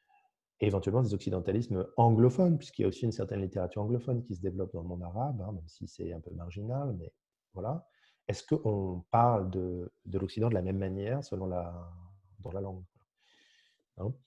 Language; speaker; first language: French; native; French